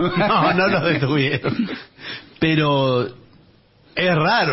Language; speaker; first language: Spanish; native; Spanish